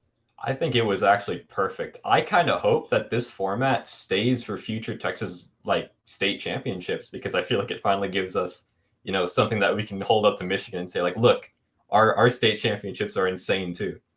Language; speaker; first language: English; native; English